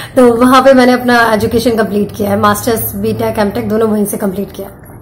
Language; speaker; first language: Hindi; native; Hindi